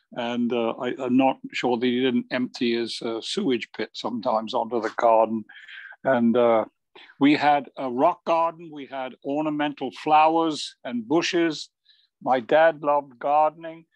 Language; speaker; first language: English; native; English